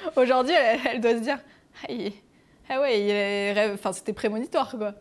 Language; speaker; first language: French; native; French